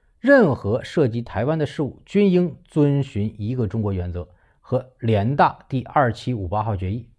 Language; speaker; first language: Chinese; native; Chinese